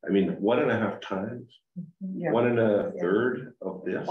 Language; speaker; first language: English; native; English